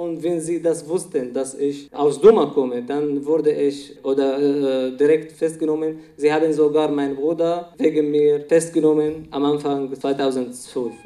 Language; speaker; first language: German; non-native, fluent; Arabic